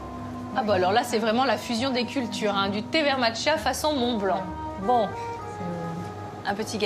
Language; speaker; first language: French; native; French